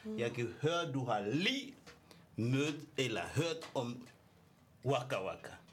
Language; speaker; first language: Danish; non-native, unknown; French